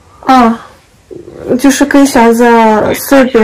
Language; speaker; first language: Chinese; non-native, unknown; Russian